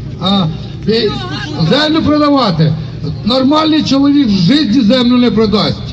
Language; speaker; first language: Ukrainian; native; Ukrainian